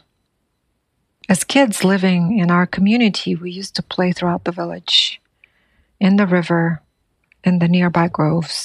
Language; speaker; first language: English; non-native, fluent; Buriat